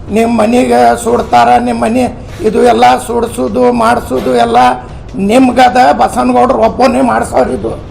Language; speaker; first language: Kannada; non-native, local second language; Urdu